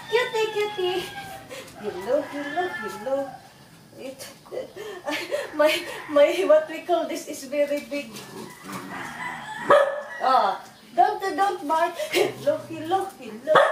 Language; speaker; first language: English; non-native, learner; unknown